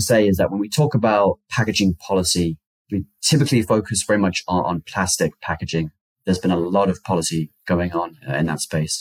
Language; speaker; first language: English; native; English